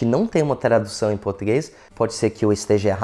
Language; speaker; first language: Portuguese; non-native, fluent; English